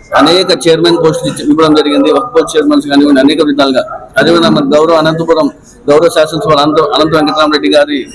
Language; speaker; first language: Telugu; non-native, local second language; Urdu